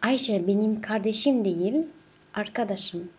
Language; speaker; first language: Turkish; non-native, fluent; Kazakh